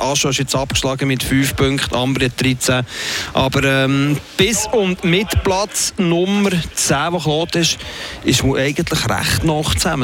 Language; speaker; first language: German; native; German